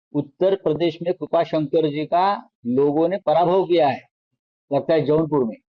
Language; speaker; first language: Hindi; non-native, local second language; Marathi